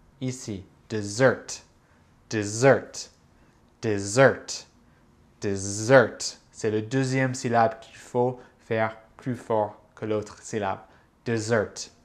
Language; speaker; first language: French; non-native, fluent; English